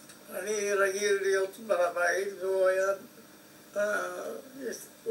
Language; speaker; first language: Hebrew; non-native, fluent; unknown